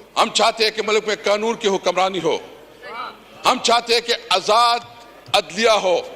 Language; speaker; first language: Urdu; non-native, local second language; Pashto